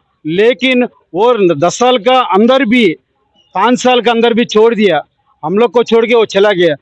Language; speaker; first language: Hindi; non-native, local second language; Telugu